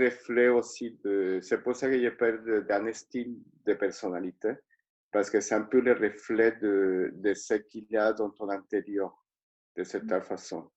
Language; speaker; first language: French; non-native, fluent; Spanish